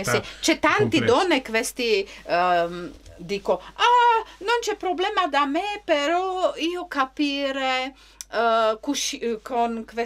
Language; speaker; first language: Italian; non-native, learner; Czech